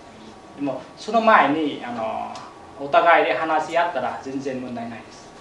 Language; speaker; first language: Japanese; non-native, learner; Vietnamese